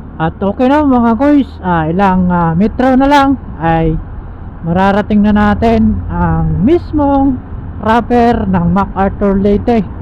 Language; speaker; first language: Filipino; non-native, local second language; Waray